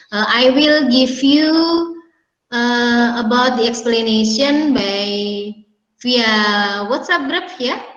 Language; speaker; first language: English; non-native, learner; Indonesian